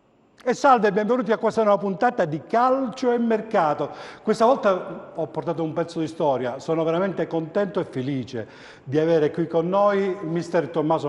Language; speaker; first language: Italian; native; Italian